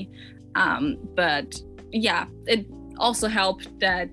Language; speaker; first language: English; non-native, fluent; German